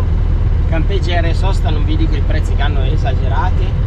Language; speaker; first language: Italian; native; Italian